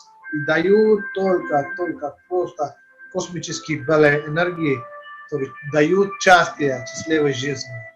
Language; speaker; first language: Russian; non-native, learner; Hindi